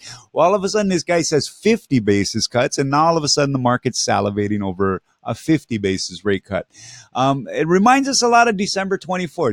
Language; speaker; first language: English; native; English